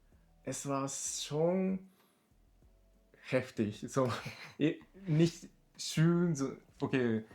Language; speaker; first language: German; non-native, learner; Japanese